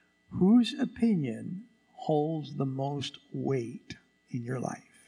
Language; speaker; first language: English; non-native, fluent; Spanish